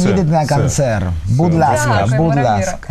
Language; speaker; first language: Ukrainian; non-native, learner; Spanish